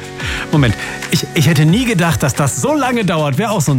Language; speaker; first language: German; native; German